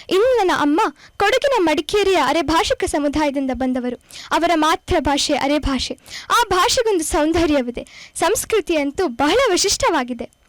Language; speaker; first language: Kannada; non-native, local second language; Konkani